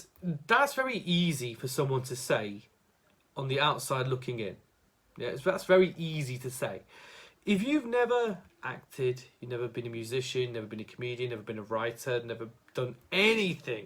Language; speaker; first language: English; native; English